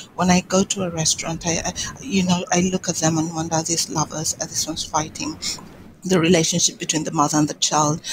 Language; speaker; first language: English; non-native, local second language; Swahili